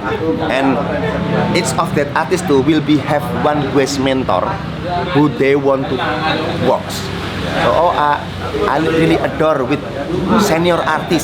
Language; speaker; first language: English; non-native, learner; Indonesian